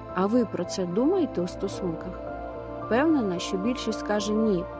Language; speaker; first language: Ukrainian; native; Ukrainian